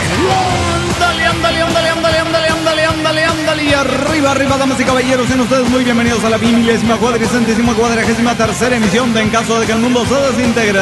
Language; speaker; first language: Spanish; native; Spanish